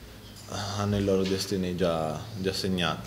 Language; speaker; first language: Italian; native; Italian